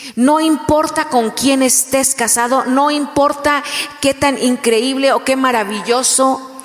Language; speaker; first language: Spanish; native; Spanish